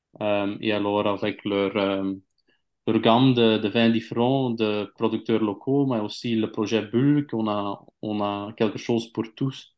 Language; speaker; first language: French; non-native, local second language; Dutch